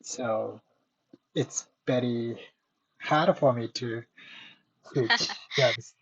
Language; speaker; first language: English; non-native, learner; Japanese